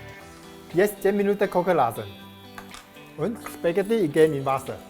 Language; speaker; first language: German; non-native, learner; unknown